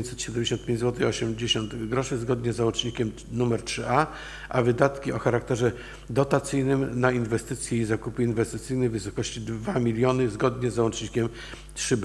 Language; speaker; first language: Polish; native; Polish